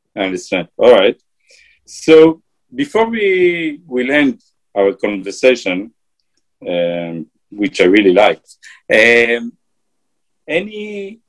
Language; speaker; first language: English; non-native, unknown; Hebrew